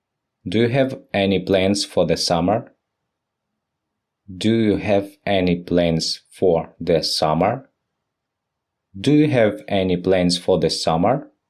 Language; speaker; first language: English; non-native, fluent; Russian